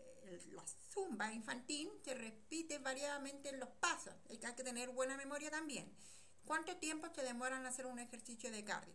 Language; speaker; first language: Spanish; native; Spanish